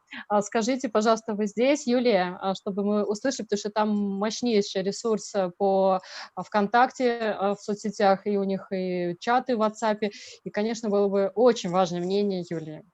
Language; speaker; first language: Russian; native; Russian